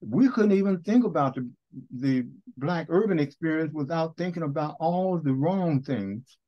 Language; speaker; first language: English; native; English